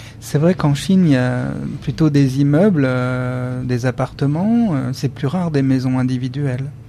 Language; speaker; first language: French; native; French